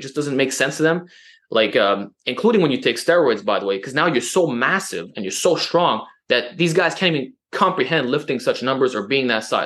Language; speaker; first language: English; native; English